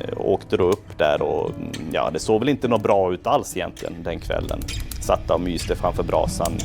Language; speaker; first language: Swedish; native; Swedish